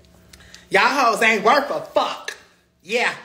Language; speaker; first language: English; native; English